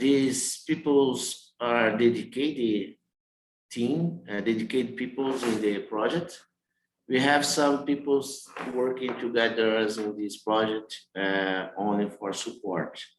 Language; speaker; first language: English; non-native, learner; Portuguese